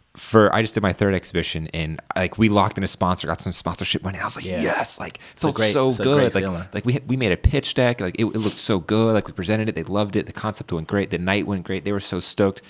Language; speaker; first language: English; native; English